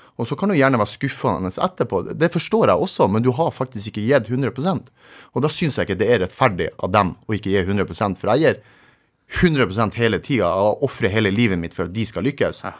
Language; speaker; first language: Norwegian; native; Norwegian